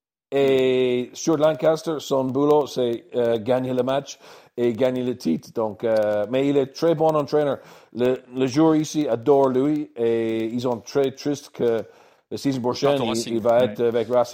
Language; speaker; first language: French; non-native, learner; English